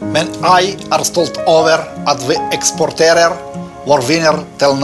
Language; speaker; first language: Norwegian; non-native, learner; Romanian